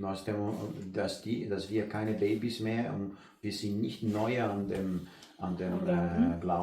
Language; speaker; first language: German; non-native, learner; Portuguese